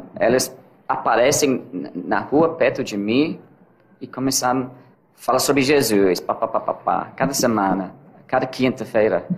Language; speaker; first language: Portuguese; non-native, learner; English